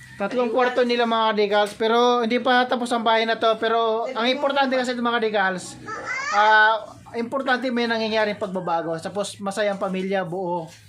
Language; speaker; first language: Filipino; native; Filipino